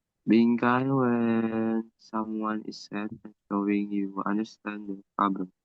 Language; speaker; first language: English; non-native, learner; Indonesian